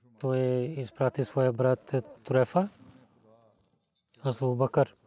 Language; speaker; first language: Bulgarian; non-native, learner; Urdu